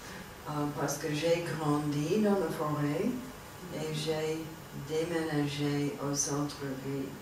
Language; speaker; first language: French; non-native, learner; English